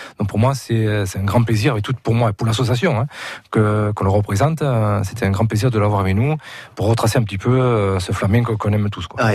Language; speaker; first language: French; non-native, fluent; Spanish